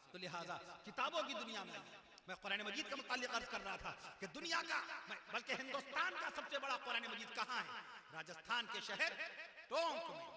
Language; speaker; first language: Urdu; native; Urdu